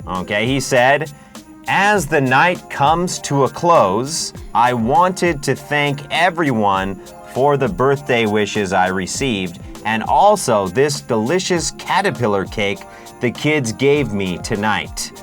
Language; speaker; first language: English; native; English